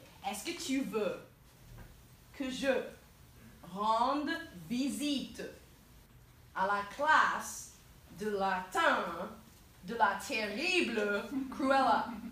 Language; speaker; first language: French; non-native, fluent; English